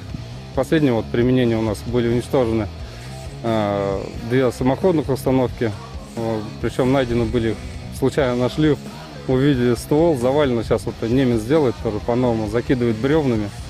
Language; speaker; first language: Russian; native; Russian